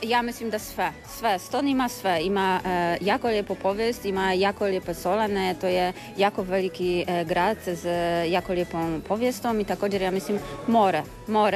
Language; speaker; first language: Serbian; non-native, learner; Polish